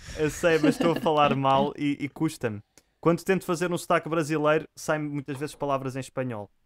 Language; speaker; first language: Portuguese; native; Portuguese